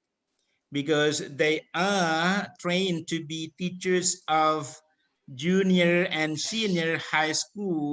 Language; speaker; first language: English; non-native, fluent; Indonesian